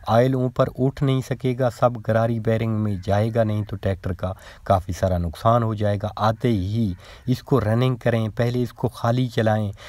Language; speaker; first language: Urdu; non-native, local second language; Punjabi